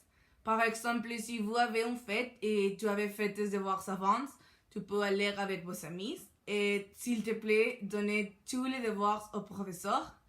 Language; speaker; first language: French; non-native, learner; Spanish